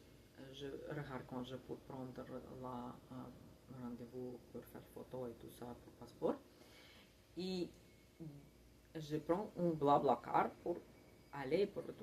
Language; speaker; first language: French; non-native, learner; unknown